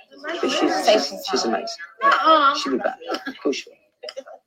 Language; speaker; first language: English; native; English